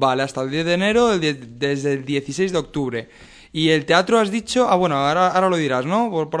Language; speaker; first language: Spanish; native; Spanish